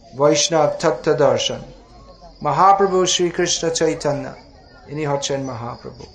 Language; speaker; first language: Bangla; non-native, fluent; English